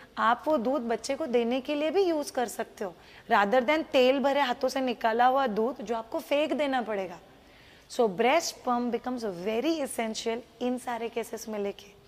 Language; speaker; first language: Hindi; non-native, local second language; Marathi